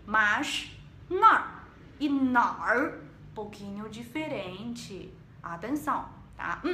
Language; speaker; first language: Portuguese; non-native, learner; Chinese